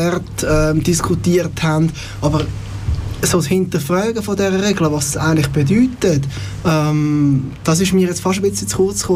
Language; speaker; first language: German; native; German